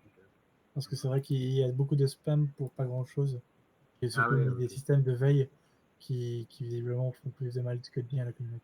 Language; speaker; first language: French; native; French